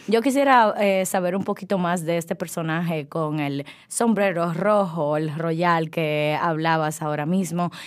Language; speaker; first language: Spanish; native; Spanish